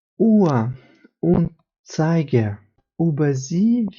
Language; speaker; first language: German; non-native, fluent; Ukrainian